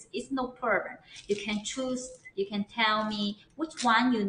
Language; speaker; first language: English; non-native, learner; Chinese